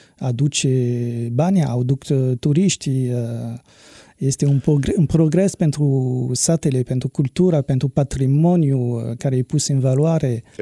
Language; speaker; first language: Romanian; non-native, fluent; French